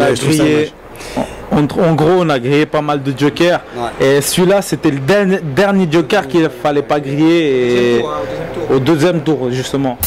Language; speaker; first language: French; native; French